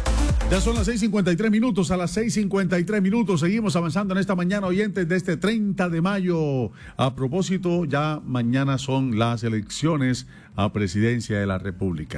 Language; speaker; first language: Spanish; native; Spanish